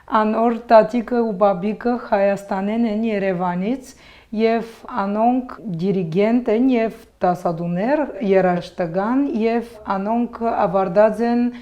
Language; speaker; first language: Armenian; early bilingual, heritage; Armenian